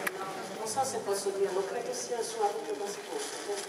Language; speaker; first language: Italian; native; Italian